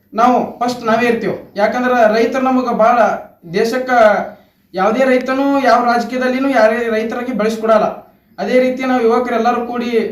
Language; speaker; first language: Kannada; native; Kannada